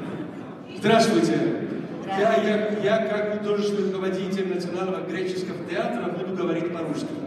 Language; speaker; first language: Russian; non-native, fluent; Greek